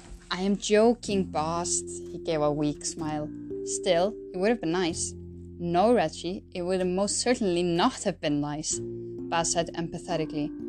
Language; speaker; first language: English; non-native, fluent; Icelandic